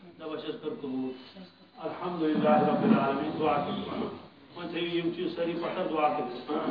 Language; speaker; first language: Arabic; non-native, fluent; Urdu